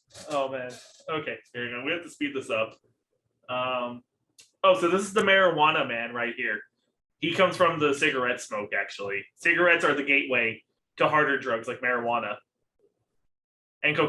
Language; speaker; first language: English; native; English